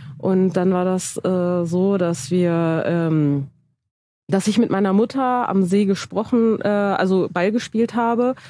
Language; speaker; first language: German; early bilingual, other home language; Turkish